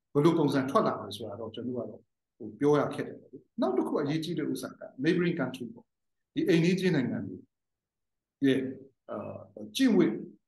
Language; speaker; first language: Burmese; non-native, local second language; Hakha Chin